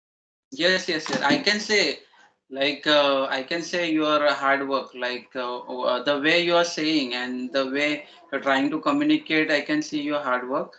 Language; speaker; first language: English; non-native, learner; Marathi